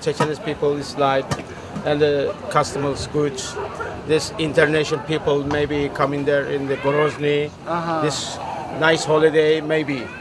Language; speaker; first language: English; non-native, learner; Turkish